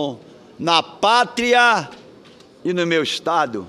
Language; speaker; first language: Portuguese; native; Portuguese